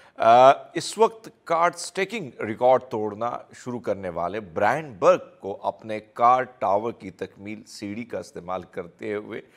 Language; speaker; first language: Urdu; non-native, local second language; Punjabi